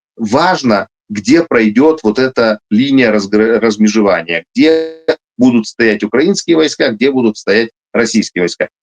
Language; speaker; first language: Russian; native; Russian